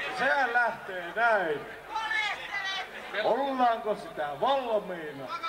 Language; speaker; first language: Finnish; native; Finnish